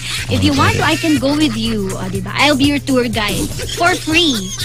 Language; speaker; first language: English; non-native, local second language; Filipino